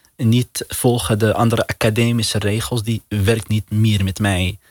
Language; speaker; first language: Dutch; non-native, learner; Arabic